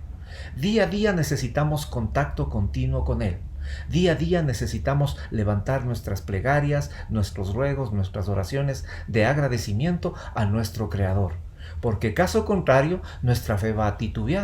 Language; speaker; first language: Spanish; native; Spanish